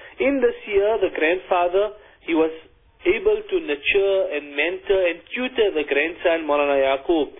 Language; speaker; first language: English; native; English